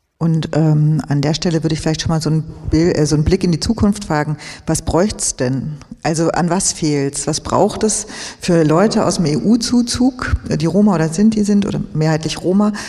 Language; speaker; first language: German; native; German